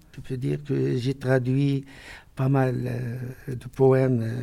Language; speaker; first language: French; non-native, local second language; Arabic